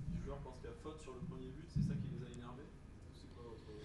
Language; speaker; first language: French; native; French